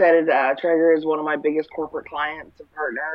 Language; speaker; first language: English; native; English